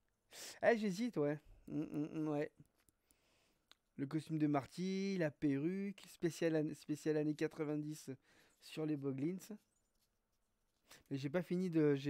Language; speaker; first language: French; native; French